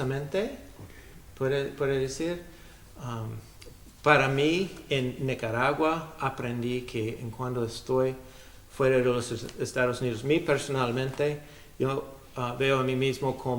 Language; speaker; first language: Spanish; non-native, learner; English